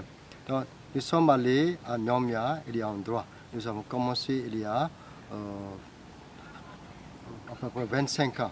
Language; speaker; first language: French; non-native, fluent; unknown